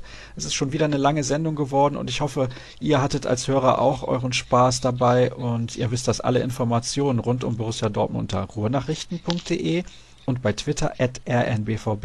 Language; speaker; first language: German; native; German